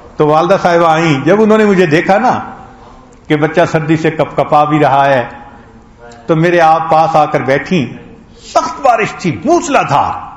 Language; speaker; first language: Urdu; non-native, local second language; Punjabi